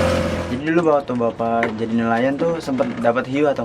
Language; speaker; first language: Indonesian; native; Indonesian